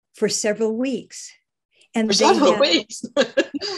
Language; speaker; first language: English; native; English